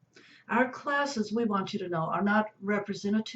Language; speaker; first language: English; native; English